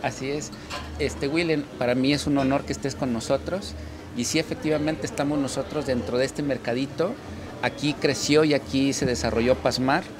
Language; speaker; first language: Spanish; native; Spanish